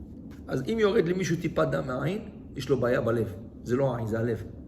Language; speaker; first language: Hebrew; non-native, fluent; French